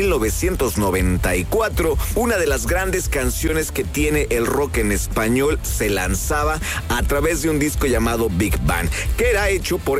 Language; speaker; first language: Spanish; native; Spanish